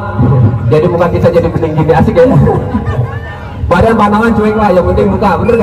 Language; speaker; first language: Indonesian; native; Indonesian